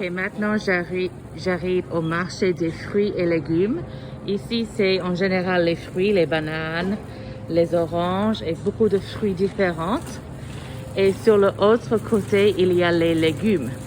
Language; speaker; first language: French; non-native, fluent; English